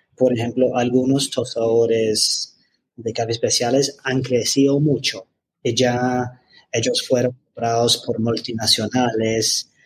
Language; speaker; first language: Spanish; non-native, fluent; English